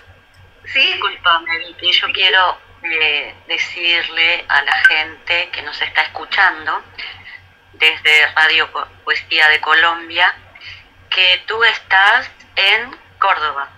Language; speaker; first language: Spanish; native; Spanish